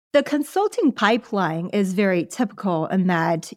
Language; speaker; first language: English; early bilingual, other home language; Chinese